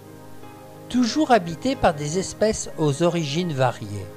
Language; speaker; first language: French; native; French